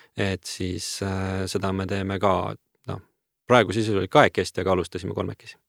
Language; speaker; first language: Estonian; native; Estonian